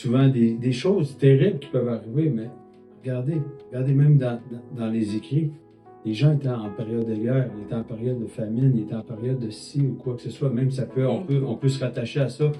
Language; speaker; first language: French; native; French